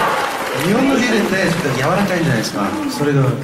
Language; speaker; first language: Japanese; non-native, fluent; Korean